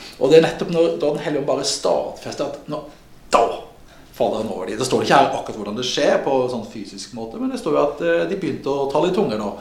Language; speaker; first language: Norwegian; native; Norwegian